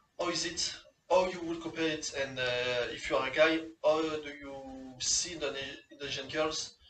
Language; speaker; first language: English; non-native, fluent; French